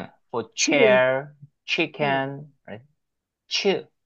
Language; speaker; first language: English; non-native, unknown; Korean